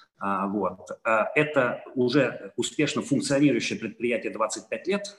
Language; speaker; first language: Russian; non-native, fluent; Italian